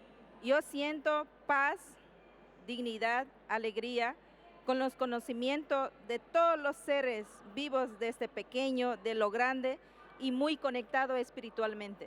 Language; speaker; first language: Spanish; non-native, local second language; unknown